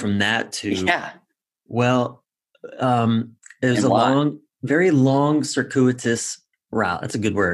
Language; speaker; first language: English; native; English